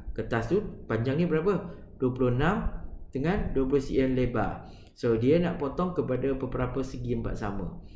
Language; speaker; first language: Malay; non-native, local second language; Chinese